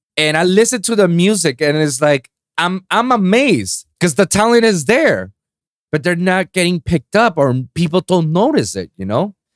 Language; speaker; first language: English; non-native, local second language; Spanish